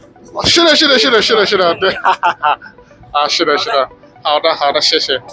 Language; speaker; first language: Chinese; non-native, fluent; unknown